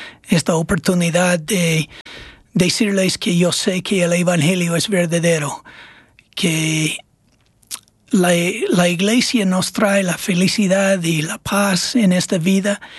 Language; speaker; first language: Spanish; non-native, fluent; English